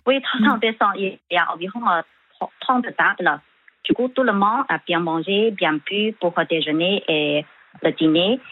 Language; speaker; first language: French; non-native, fluent; Chinese